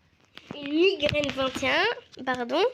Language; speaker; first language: French; native; French